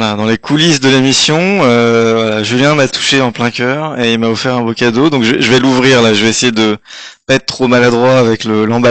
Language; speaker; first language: French; native; French